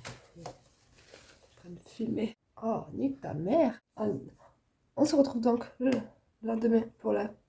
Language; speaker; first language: French; native; French